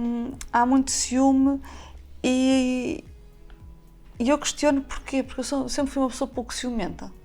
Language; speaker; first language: Portuguese; native; Portuguese